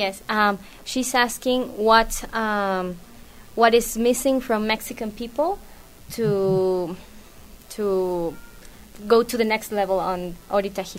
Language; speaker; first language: English; non-native, fluent; Spanish